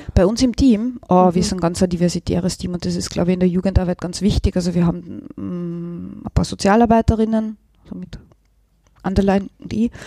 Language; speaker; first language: German; native; German